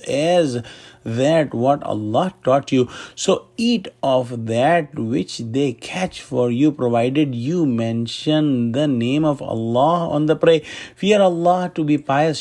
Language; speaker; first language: English; non-native, local second language; Urdu